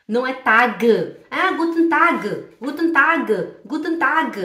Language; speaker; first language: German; non-native, fluent; Portuguese